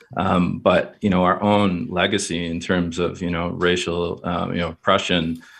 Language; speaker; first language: English; native; English